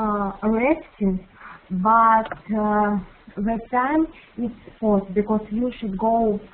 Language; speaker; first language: English; non-native, learner; Russian